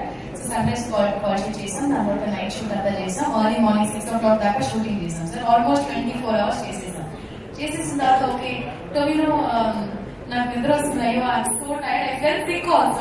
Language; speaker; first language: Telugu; non-native, fluent; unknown